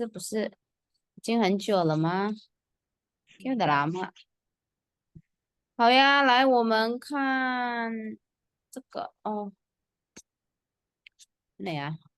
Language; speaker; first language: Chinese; non-native, fluent; Indonesian